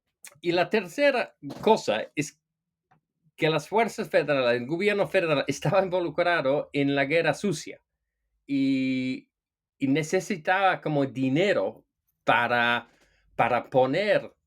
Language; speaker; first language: Spanish; non-native, fluent; English